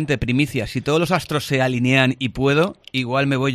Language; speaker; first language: Spanish; native; Spanish